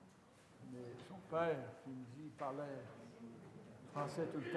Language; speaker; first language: French; native; French